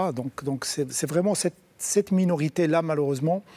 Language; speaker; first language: French; non-native, local second language; Arabic